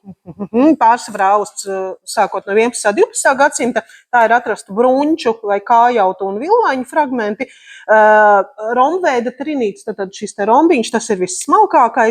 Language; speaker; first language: Latvian; native; Latvian